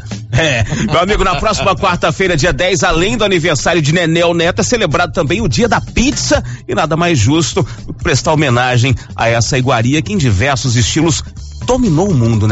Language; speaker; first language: Portuguese; native; Portuguese